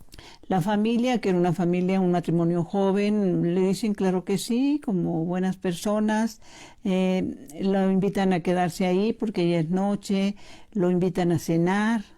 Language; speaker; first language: Spanish; native; Spanish